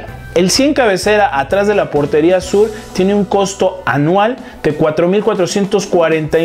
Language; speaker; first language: Spanish; native; Spanish